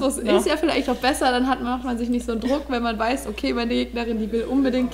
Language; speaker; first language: German; native; German